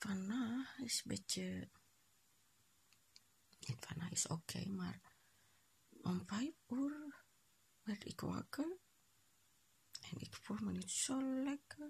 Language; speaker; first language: Dutch; non-native, local second language; Indonesian